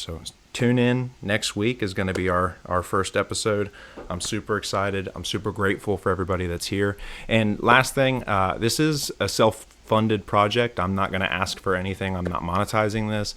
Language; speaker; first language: English; native; English